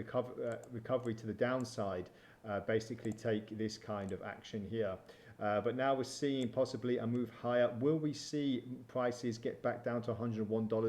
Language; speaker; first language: English; native; English